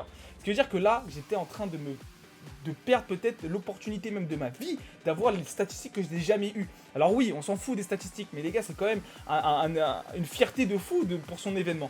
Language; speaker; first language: French; native; French